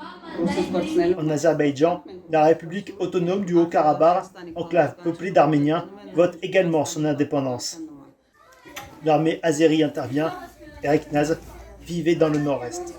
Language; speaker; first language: French; native; French